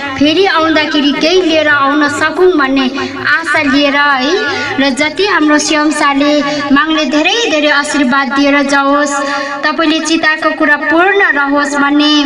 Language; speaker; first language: Nepali; non-native, local second language; Limbu